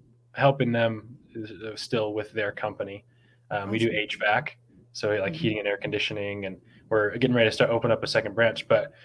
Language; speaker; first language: English; native; English